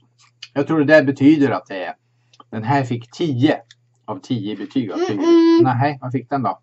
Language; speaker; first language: Swedish; native; Swedish